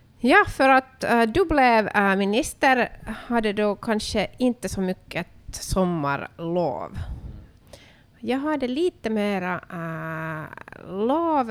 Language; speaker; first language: Swedish; non-native, local second language; Finnish